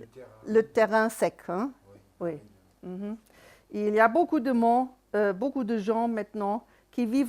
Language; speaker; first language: French; non-native, fluent; German